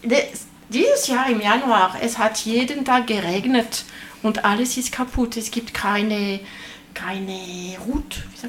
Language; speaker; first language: German; non-native, learner; French